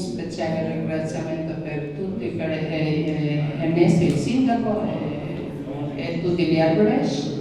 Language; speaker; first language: Italian; non-native, learner; Albanian